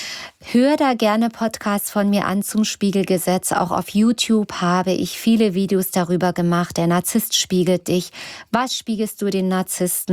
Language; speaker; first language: German; native; German